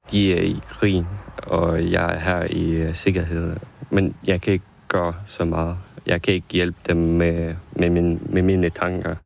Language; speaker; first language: Danish; non-native, fluent; Ukrainian